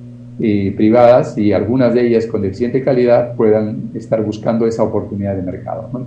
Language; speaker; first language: Spanish; native; Spanish